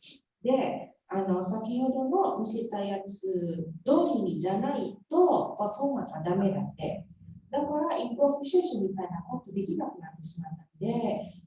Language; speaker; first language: Japanese; non-native, fluent; Indonesian